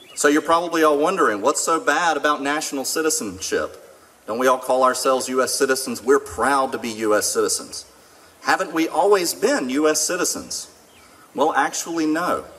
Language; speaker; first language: English; native; English